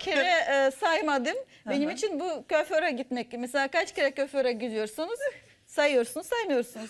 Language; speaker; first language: Turkish; non-native, fluent; Russian